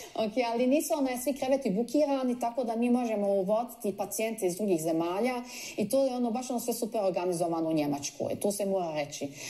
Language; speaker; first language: Croatian; early bilingual, heritage; Croatian